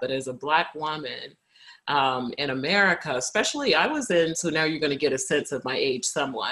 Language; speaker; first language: English; native; English